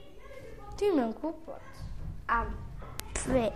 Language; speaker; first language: Welsh; non-native, local second language; Spanish